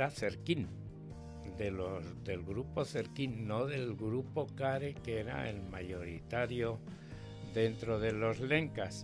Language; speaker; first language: Spanish; native; Spanish